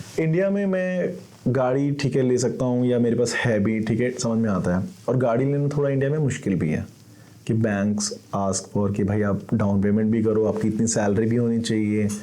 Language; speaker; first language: Hindi; native; Hindi